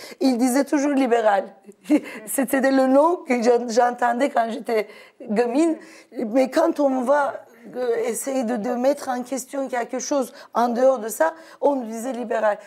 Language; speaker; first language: French; non-native, fluent; Turkish